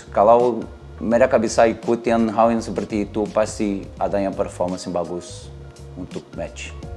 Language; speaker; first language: Indonesian; non-native, learner; Portuguese